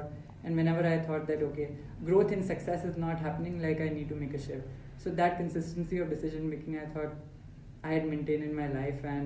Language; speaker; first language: English; non-native, local second language; Hindi